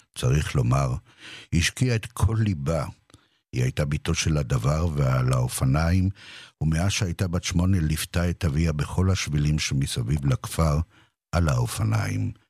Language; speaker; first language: Hebrew; native; Hebrew